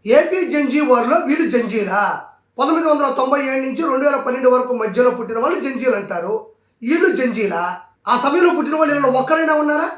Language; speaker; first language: Telugu; native; Telugu